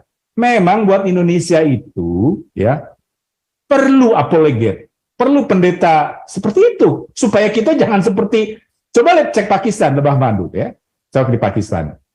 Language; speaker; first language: Indonesian; native; Indonesian